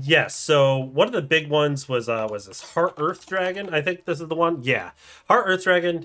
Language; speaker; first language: English; native; English